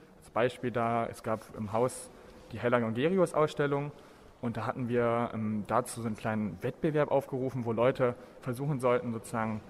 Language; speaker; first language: German; native; German